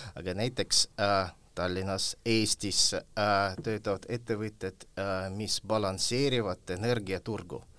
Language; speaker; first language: Estonian; non-native, local second language; Russian